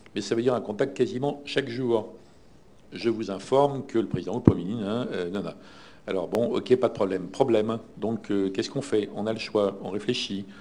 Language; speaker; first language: French; native; French